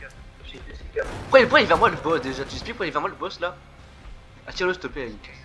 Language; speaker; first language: French; native; French